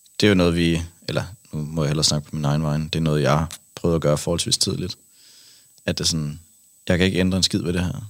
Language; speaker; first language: Danish; native; Danish